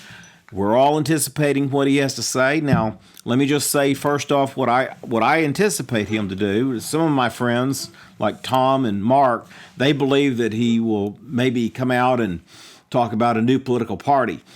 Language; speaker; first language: English; native; English